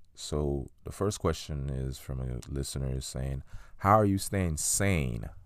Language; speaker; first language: English; early bilingual, other home language; Haitian Creole